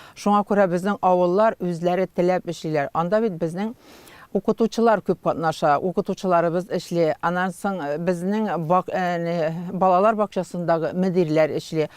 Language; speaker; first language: Tatar; native; Tatar